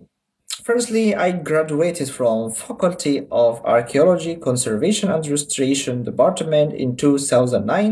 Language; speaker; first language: English; non-native, fluent; Arabic